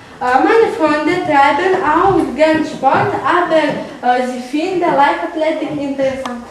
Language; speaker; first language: German; non-native, learner; Ukrainian